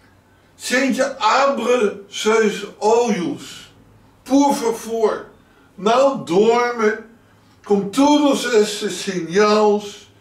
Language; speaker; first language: Portuguese; non-native, learner; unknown